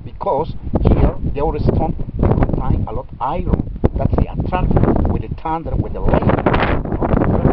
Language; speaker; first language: English; non-native, learner; Spanish